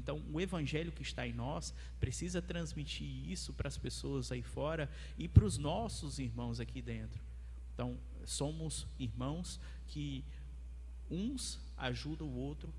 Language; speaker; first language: Portuguese; native; Portuguese